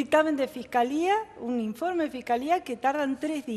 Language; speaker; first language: Spanish; native; Spanish